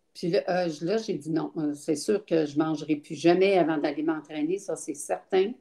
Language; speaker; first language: French; native; French